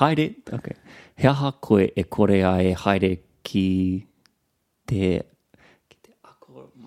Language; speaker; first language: Māori; non-native, fluent; English